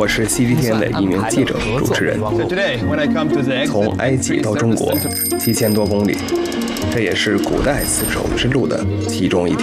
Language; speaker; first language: Chinese; non-native, fluent; Arabic